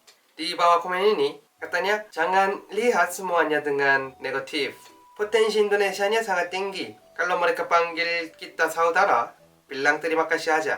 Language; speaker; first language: Indonesian; non-native, learner; Korean